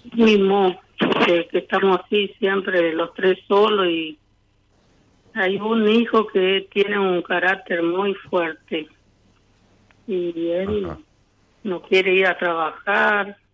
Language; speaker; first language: Spanish; native; Spanish